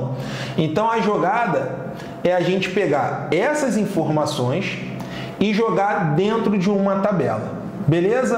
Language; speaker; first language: Portuguese; native; Portuguese